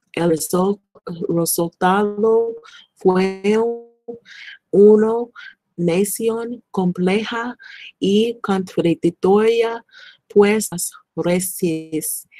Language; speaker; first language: Spanish; non-native, learner; English